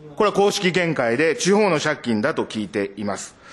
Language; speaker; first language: Japanese; native; Japanese